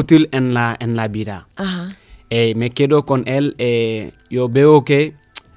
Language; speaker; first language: Spanish; non-native, learner; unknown